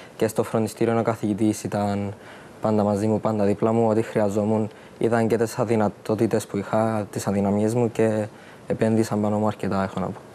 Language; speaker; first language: Greek; early bilingual, other home language; Arabic